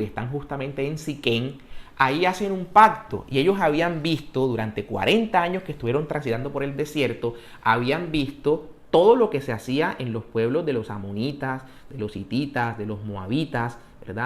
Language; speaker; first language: Spanish; native; Spanish